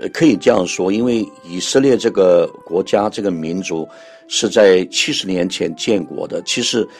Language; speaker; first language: Chinese; non-native, local second language; Cantonese